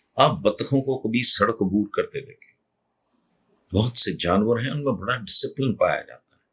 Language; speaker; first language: Urdu; non-native, local second language; Punjabi